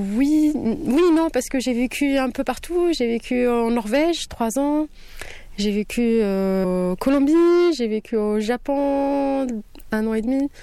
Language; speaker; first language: French; non-native, local second language; Kabyle